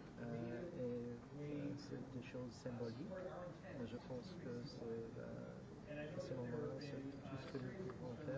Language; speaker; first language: French; non-native, local second language; English